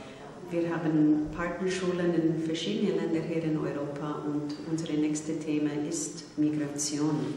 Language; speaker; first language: German; non-native, fluent; English